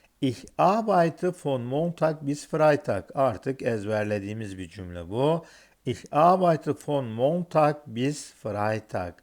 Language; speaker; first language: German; non-native, fluent; Turkish